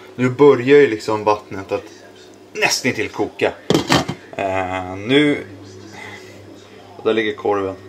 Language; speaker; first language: Swedish; native; Swedish